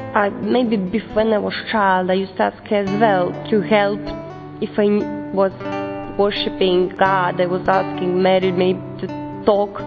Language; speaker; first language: English; non-native, learner; Lithuanian